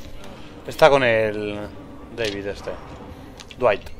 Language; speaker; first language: Spanish; native; Spanish